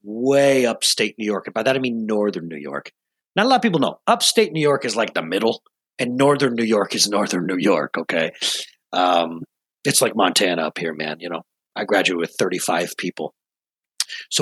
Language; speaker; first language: English; native; English